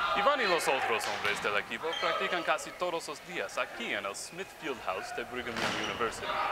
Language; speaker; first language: Spanish; non-native, fluent; English